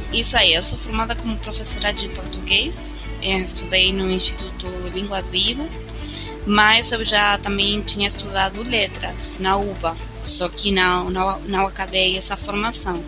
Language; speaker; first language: Portuguese; non-native, fluent; Spanish